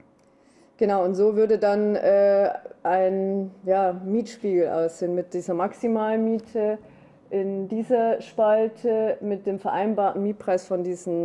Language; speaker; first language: German; native; German